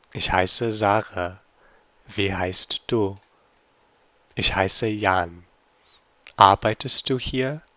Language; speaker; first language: German; non-native, fluent; English